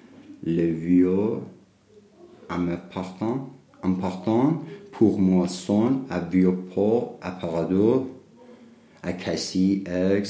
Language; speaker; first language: French; non-native, learner; Persian